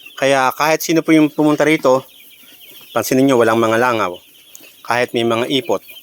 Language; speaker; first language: Filipino; native; Filipino